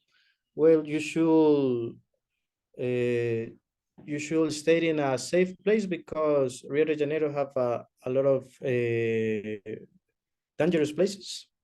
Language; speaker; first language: English; non-native, learner; Spanish